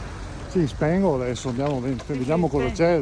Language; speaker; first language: Italian; native; Italian